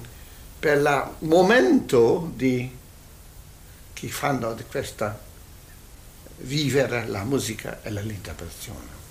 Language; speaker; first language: Italian; non-native, learner; Hungarian